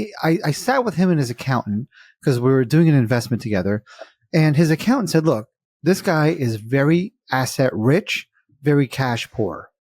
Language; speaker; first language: English; native; English